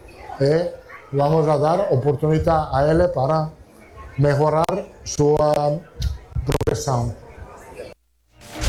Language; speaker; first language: Portuguese; non-native, learner; Italian